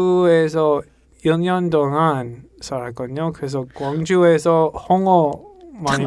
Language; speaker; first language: Korean; non-native, learner; English